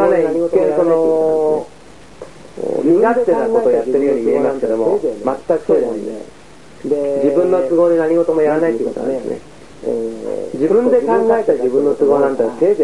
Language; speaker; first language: Japanese; native; Japanese